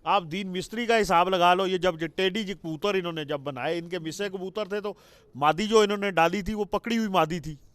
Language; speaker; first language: Urdu; non-native, local second language; Punjabi